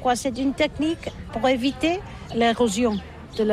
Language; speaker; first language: French; non-native, learner; Catalan